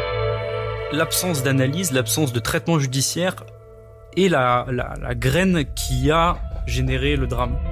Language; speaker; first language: French; native; French